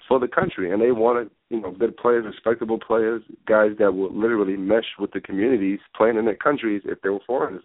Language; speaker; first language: English; non-native, local second language; Yoruba